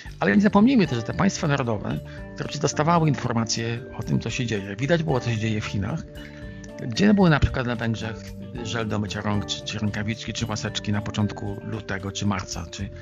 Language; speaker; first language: Polish; native; Polish